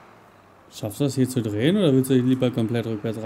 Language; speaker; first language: German; native; German